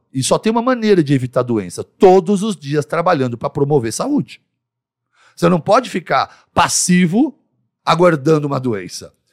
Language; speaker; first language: Portuguese; early bilingual, other home language; Arabic